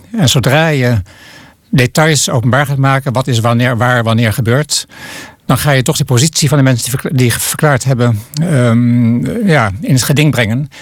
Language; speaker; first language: Dutch; native; Dutch